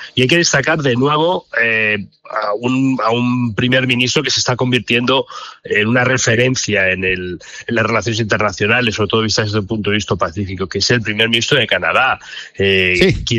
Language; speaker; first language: Spanish; native; Spanish